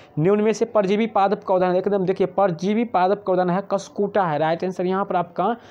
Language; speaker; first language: Hindi; native; Hindi